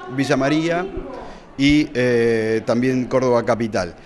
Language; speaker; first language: Spanish; native; Spanish